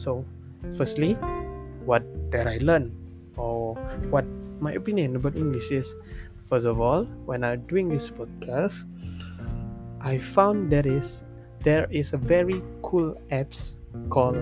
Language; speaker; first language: English; non-native, local second language; Malay